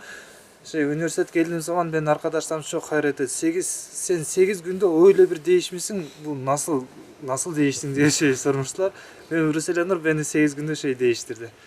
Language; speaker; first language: Turkish; non-native, learner; Kyrgyz